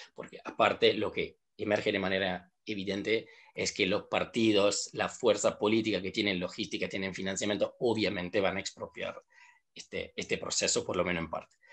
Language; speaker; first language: Spanish; non-native, fluent; Italian